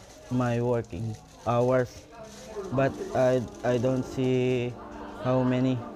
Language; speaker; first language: English; non-native, learner; Filipino